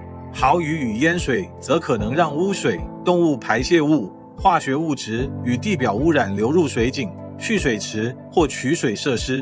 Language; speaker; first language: Chinese; native; Chinese